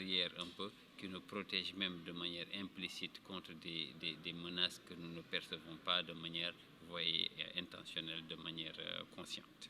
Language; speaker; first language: French; non-native, local second language; Wolof